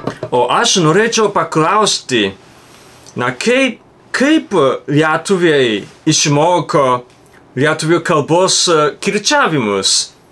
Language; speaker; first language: Lithuanian; non-native, fluent; Japanese